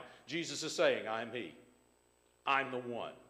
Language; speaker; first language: English; native; English